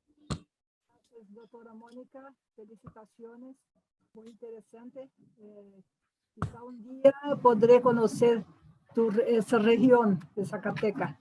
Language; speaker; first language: Spanish; non-native, fluent; Portuguese